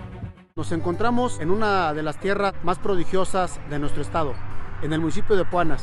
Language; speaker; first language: Spanish; native; Spanish